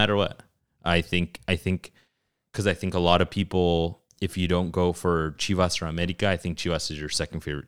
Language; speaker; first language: English; early bilingual, other home language; Spanish